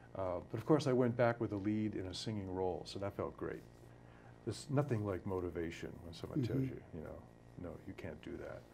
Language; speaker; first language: English; native; English